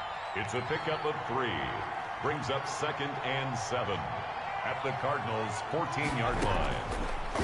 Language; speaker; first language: English; native; English